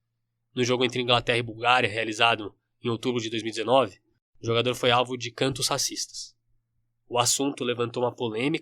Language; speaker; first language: Portuguese; native; Portuguese